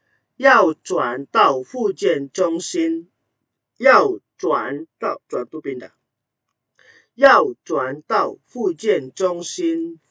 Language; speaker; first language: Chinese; non-native, fluent; Indonesian